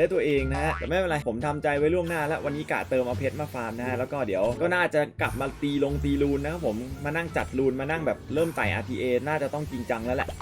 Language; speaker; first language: Thai; native; Thai